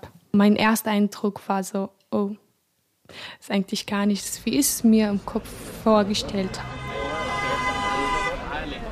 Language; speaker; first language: German; non-native, fluent; Arabic